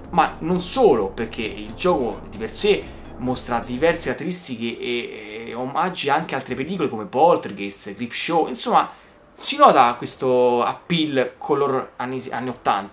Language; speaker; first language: Italian; native; Italian